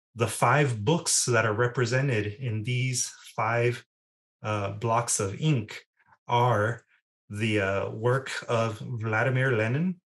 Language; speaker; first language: English; early bilingual, other home language; Spanish